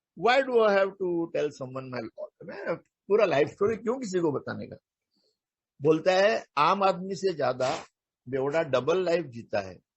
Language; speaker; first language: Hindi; non-native, local second language; Marathi